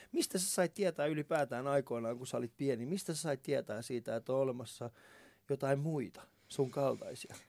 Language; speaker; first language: Finnish; early bilingual, other home language; Persian